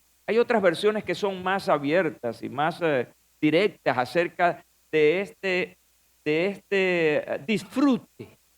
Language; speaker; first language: Spanish; native; Spanish